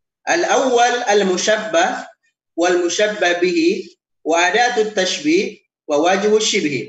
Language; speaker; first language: Arabic; non-native, fluent; Indonesian